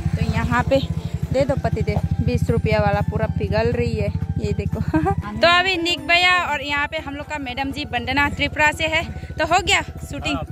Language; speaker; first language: Hindi; non-native, local second language; Chakma